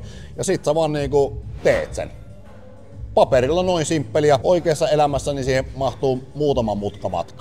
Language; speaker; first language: Finnish; native; Finnish